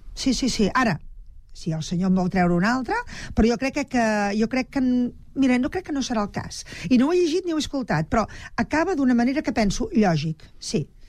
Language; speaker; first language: Catalan; native; Catalan